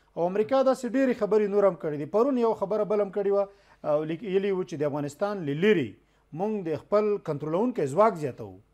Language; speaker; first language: Pashto; native; Pashto